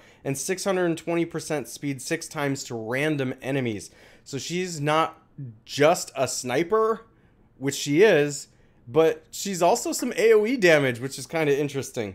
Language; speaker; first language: English; native; English